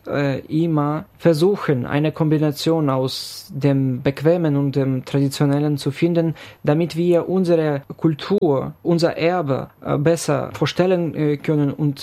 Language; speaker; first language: German; non-native, fluent; Ukrainian